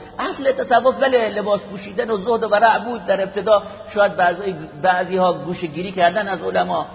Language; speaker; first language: Persian; native; Persian